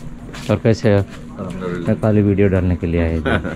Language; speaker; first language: Hindi; non-native, local second language; Malayalam